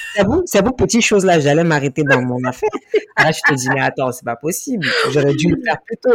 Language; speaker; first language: French; native; French